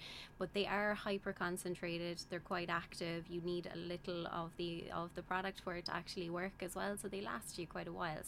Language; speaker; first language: English; native; English